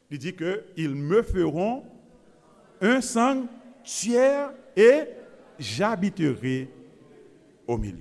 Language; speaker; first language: French; non-native, local second language; Haitian Creole